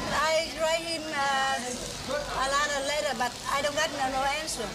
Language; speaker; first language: English; non-native, learner; Vietnamese